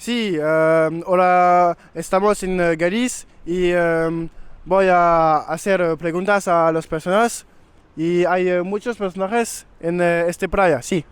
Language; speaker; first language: Spanish; non-native, learner; French